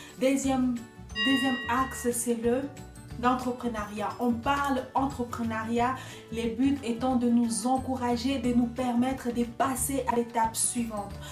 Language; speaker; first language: French; non-native, local second language; Lingala